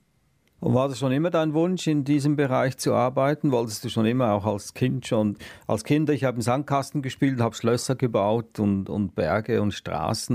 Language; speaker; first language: German; native; German